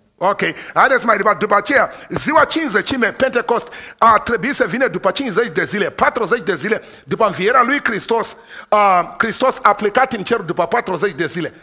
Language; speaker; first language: Romanian; non-native, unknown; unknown